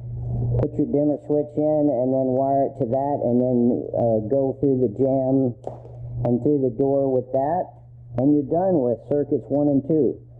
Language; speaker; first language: English; native; English